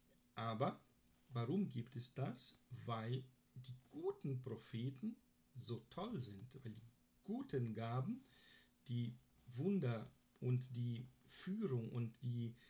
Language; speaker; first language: German; non-native, fluent; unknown